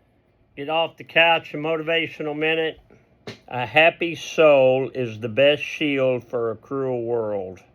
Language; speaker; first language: English; native; English